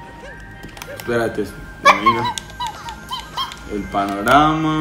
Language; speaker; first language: Spanish; native; Spanish